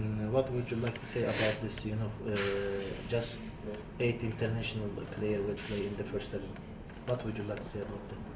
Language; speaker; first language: English; non-native, learner; Turkish